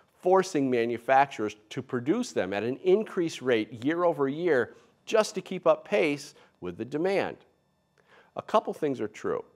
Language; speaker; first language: English; native; English